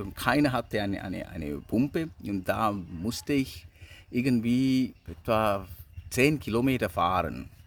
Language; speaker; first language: German; non-native, fluent; Sinhala